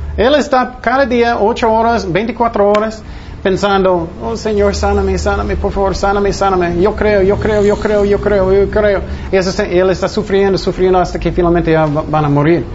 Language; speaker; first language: Spanish; non-native, fluent; English